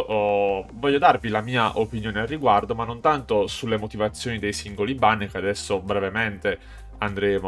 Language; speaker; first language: Italian; native; Italian